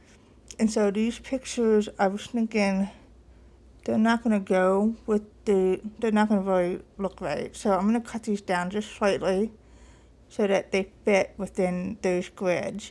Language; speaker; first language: English; native; English